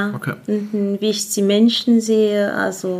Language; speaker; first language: German; non-native, fluent; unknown